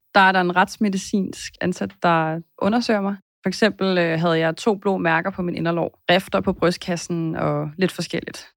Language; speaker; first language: Danish; native; Danish